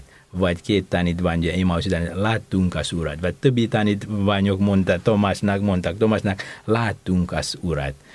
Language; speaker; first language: Hungarian; non-native, fluent; Indonesian